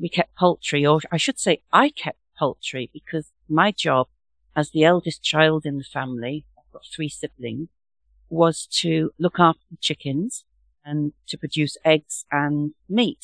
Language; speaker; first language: English; native; English